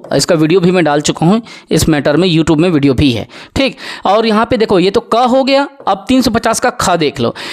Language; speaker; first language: Hindi; native; Hindi